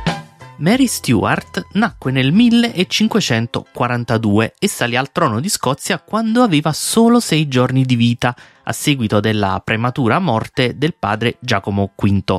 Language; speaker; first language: Italian; native; Italian